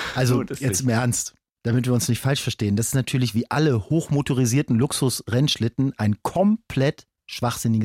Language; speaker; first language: German; native; German